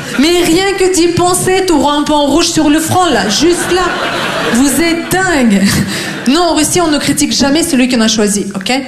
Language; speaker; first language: French; non-native, fluent; Russian